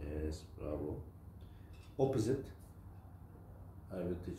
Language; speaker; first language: English; non-native, fluent; Turkish